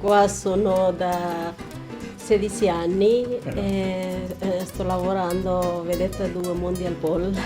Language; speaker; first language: Italian; non-native, learner; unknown